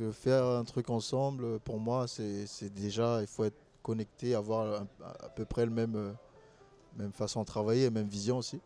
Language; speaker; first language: French; non-native, local second language; Malagasy